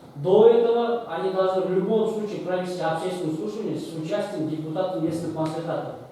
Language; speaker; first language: Russian; non-native, local second language; Kazakh